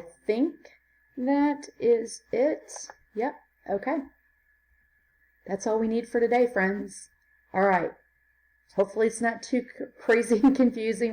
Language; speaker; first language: English; native; English